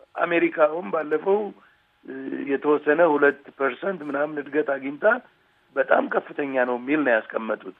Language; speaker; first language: Amharic; non-native, local second language; Tigrinya